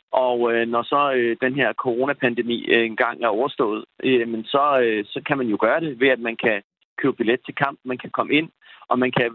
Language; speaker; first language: Danish; early bilingual, other home language; Persian